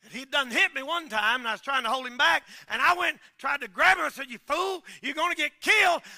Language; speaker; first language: English; native; English